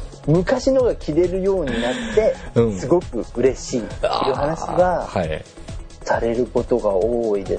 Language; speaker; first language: Japanese; native; Japanese